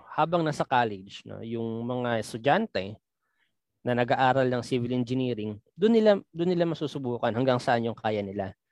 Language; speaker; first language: Filipino; non-native, local second language; Pampanga